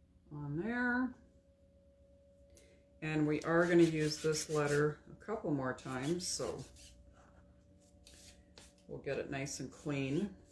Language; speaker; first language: English; native; English